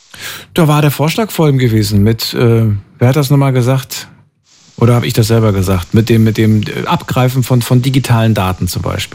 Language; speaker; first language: German; native; German